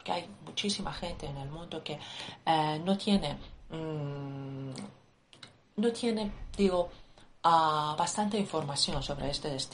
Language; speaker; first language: Spanish; non-native, fluent; Persian